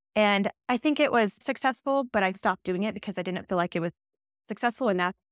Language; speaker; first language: English; native; English